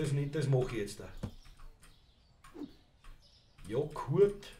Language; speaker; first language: German; native; German